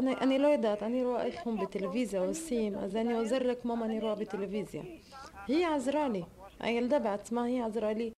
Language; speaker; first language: Hebrew; non-native, learner; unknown